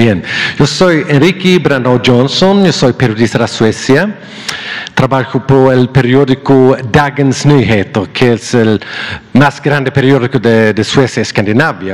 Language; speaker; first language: Spanish; non-native, learner; Swedish